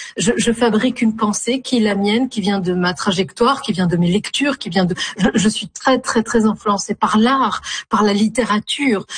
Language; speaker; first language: French; non-native, local second language; Arabic